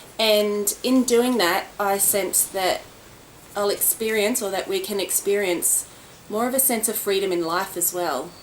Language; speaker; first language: English; native; English